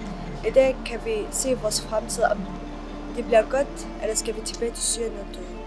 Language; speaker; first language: Danish; non-native, learner; Arabic